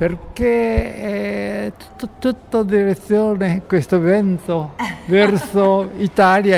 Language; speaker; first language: Italian; non-native, learner; Japanese